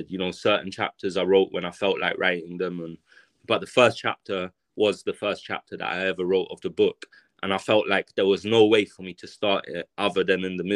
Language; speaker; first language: English; native; English